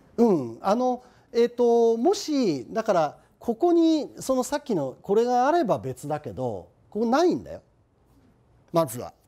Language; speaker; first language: Japanese; native; Japanese